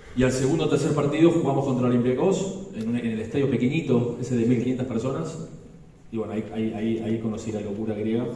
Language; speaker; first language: Spanish; native; Spanish